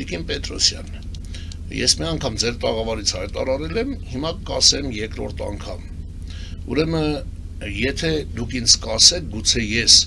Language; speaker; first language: Armenian; non-native, local second language; Kurdish